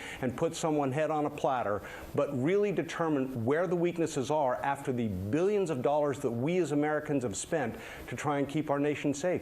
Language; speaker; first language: English; native; English